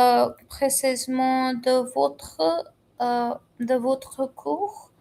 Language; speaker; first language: French; non-native, learner; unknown